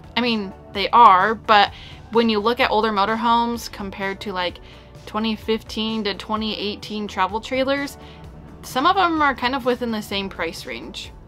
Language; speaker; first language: English; native; English